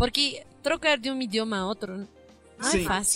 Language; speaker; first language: Portuguese; non-native, learner; Spanish